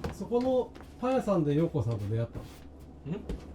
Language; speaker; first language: Japanese; native; Japanese